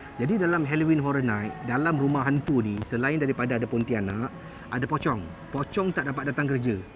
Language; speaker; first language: Malay; native; Malay